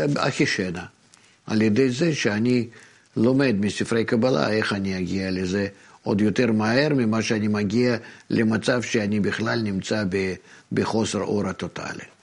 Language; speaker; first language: Hebrew; non-native, fluent; Russian